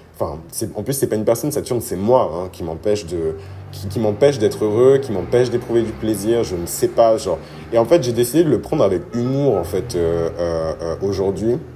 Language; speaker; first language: French; early bilingual, other home language; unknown